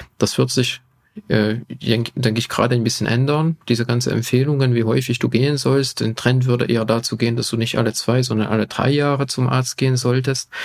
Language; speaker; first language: German; non-native, fluent; Hungarian